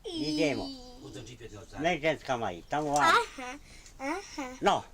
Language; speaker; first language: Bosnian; non-native, local second language; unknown